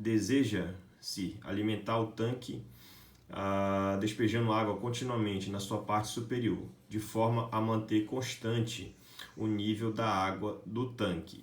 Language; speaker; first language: Portuguese; native; Portuguese